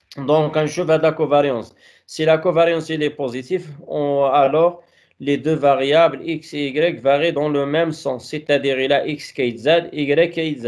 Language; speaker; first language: French; non-native, local second language; Arabic